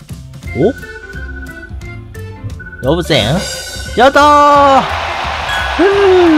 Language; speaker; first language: Japanese; native; Japanese